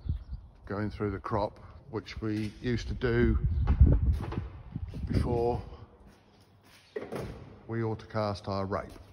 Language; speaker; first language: English; native; English